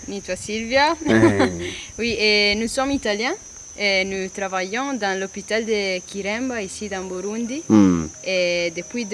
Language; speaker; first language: French; non-native, learner; Italian